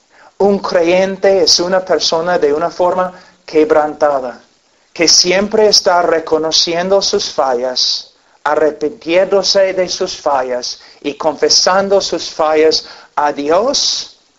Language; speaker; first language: Spanish; non-native, fluent; English